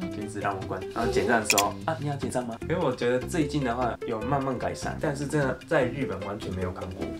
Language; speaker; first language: Chinese; non-native, fluent; Japanese